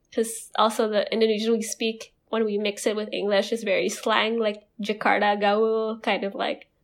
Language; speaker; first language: English; non-native, fluent; Indonesian